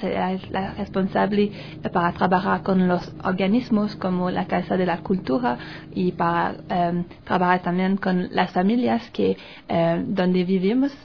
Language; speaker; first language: Spanish; non-native, learner; French